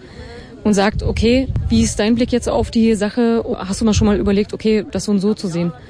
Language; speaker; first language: German; native; German